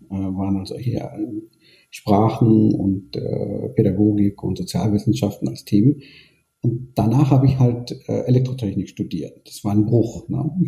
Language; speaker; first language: German; early bilingual, other home language; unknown